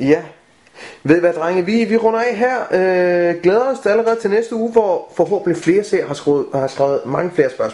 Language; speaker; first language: Danish; native; Danish